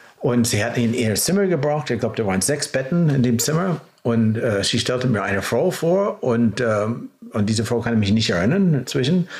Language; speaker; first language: German; non-native, fluent; English